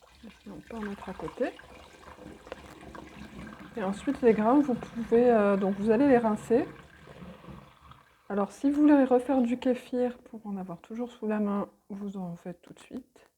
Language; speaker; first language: French; native; French